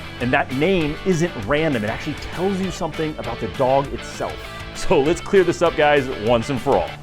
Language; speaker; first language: English; native; English